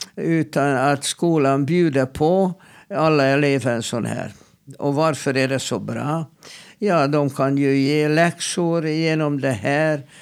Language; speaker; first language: Swedish; non-native, fluent; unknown